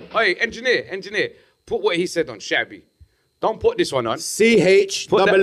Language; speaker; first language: English; native; English